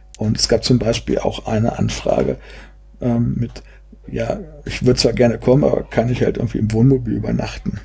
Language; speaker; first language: German; native; German